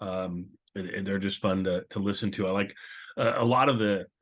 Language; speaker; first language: English; native; English